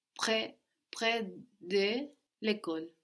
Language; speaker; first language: French; non-native, learner; English